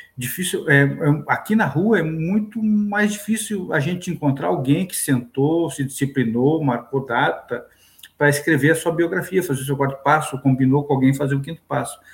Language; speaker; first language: Portuguese; native; Portuguese